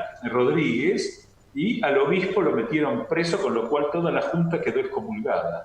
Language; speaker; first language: Spanish; native; Spanish